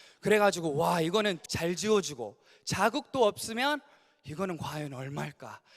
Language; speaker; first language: Korean; early bilingual, heritage; English